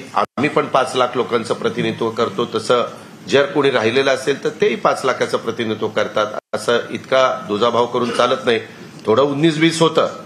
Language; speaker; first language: Marathi; native; Marathi